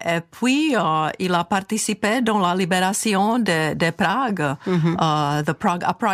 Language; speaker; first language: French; non-native, fluent; Czech